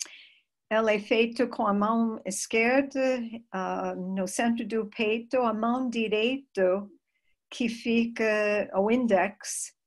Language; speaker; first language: Portuguese; non-native, fluent; English